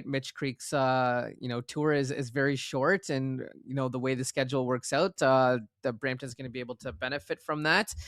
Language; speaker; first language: English; native; English